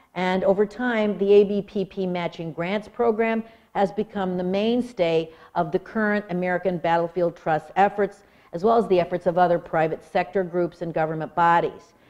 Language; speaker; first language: English; native; English